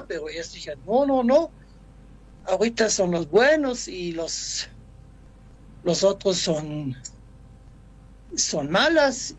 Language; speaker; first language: Spanish; non-native, fluent; German